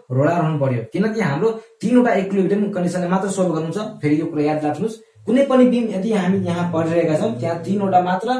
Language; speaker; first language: Nepali; non-native, local second language; Maithili